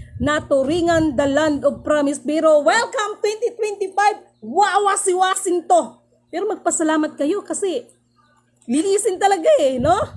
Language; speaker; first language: Filipino; non-native, local second language; Cebuano